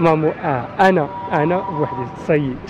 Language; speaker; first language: French; non-native, learner; Arabic